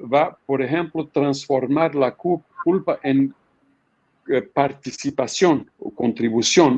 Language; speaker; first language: Spanish; non-native, fluent; Portuguese